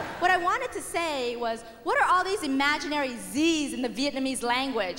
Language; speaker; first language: English; early bilingual, other home language; Vietnamese